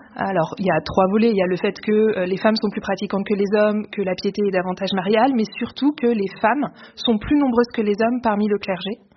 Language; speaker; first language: French; native; French